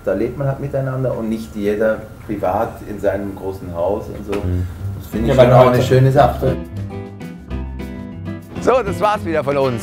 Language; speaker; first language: German; native; German